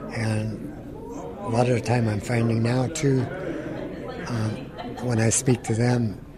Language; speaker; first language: English; early bilingual, other home language; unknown